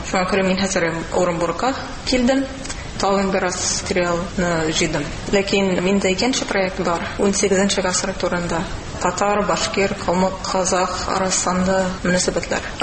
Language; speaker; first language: Tatar; non-native, fluent; English